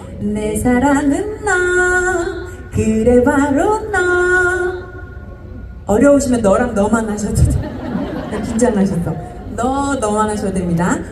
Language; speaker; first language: Korean; native; Korean